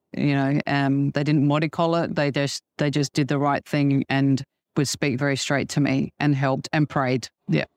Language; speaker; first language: English; native; English